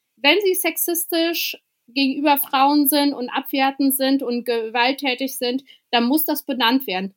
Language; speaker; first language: German; early bilingual, other home language; Albanian